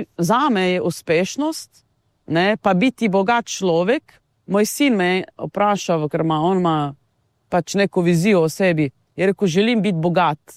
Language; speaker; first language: Slovenian; non-native, local second language; Romany